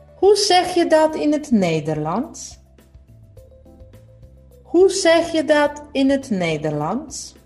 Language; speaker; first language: Dutch; non-native, fluent; Polish